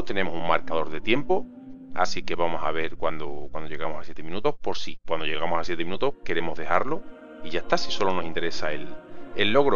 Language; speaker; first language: Spanish; native; Spanish